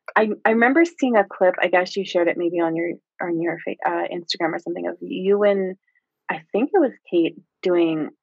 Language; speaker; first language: English; native; English